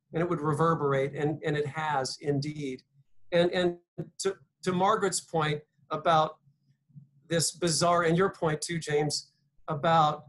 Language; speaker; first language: English; native; English